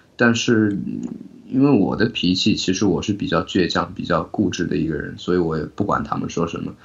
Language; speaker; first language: Chinese; non-native, fluent; Slovak